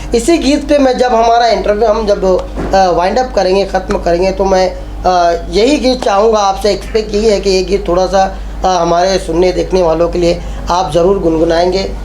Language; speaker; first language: Hindi; non-native, local second language; Urdu